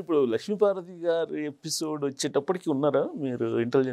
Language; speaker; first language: Telugu; native; Telugu